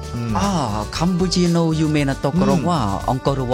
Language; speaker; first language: Japanese; non-native, learner; Khmer